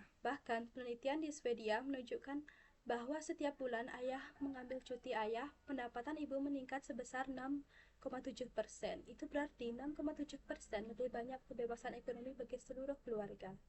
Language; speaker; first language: Indonesian; non-native, local second language; Balinese